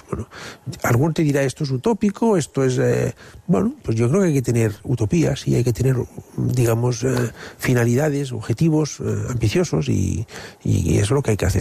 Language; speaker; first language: Spanish; non-native, local second language; Catalan